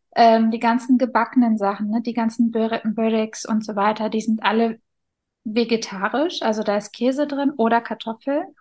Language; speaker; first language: German; early bilingual, other home language; Turkish